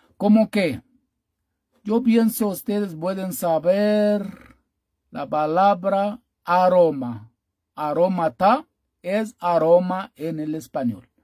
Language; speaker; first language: Spanish; non-native, fluent; Arabic